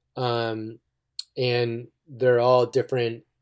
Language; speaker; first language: English; native; English